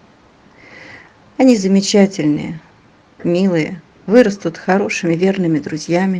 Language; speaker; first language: Russian; native; Russian